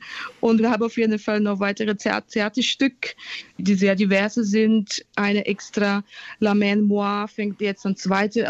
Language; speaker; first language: German; non-native, fluent; Portuguese